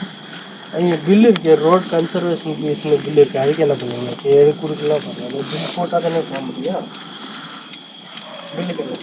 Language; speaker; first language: Tamil; native; Tamil